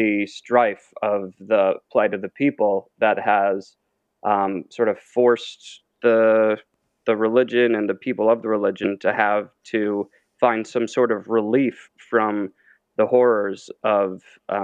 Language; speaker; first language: English; native; English